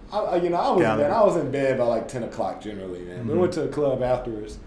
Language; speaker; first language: English; native; English